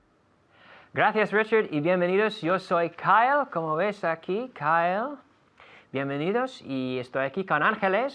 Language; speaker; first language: Spanish; non-native, fluent; English